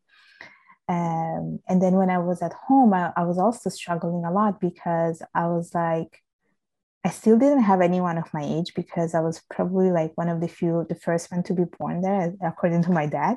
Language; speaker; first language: English; non-native, fluent; Italian